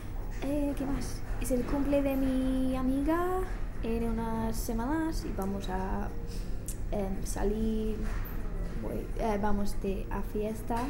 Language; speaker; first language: Spanish; non-native, learner; English